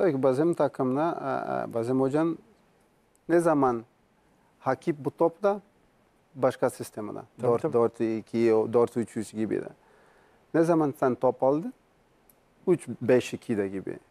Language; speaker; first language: Turkish; non-native, learner; Portuguese